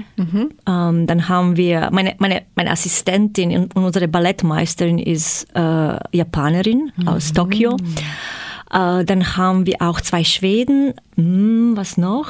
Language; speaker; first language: German; non-native, fluent; Croatian